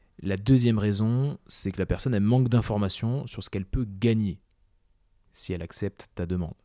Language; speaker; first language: French; native; French